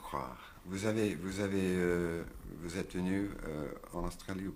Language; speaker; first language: French; non-native, learner; English